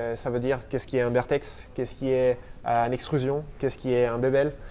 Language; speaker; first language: French; non-native, fluent; Spanish